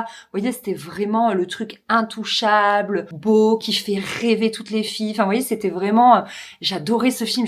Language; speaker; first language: French; native; French